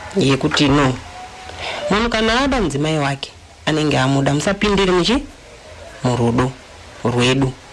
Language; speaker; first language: Shona; non-native, fluent; Luba-Lulua